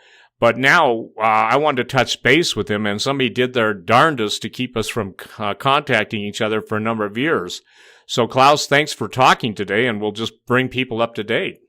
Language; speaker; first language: English; native; English